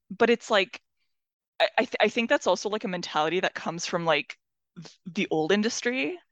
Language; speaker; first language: English; non-native, fluent; Persian